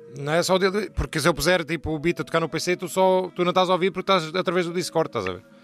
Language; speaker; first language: Portuguese; native; Portuguese